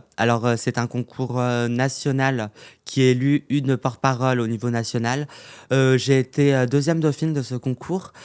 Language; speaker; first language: French; native; French